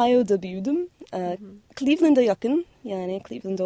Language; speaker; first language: Turkish; non-native, fluent; English